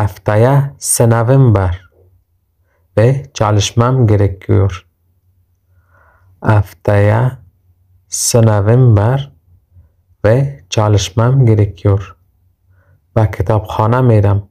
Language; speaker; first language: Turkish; non-native, fluent; Persian